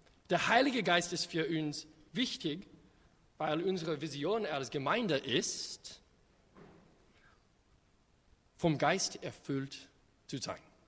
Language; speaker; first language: German; non-native, learner; English